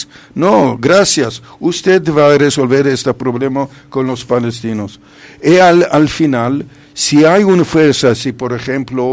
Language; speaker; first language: Spanish; non-native, fluent; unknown